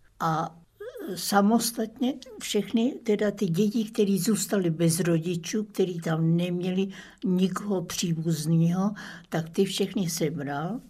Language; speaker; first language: Czech; early bilingual, other home language; German